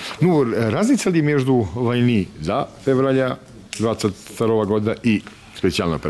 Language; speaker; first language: Russian; non-native, learner; Serbian